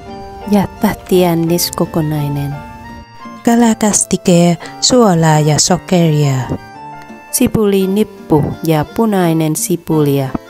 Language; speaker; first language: Finnish; non-native, learner; Vietnamese